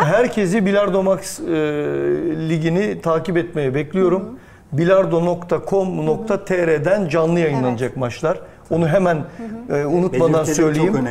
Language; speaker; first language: Turkish; native; Turkish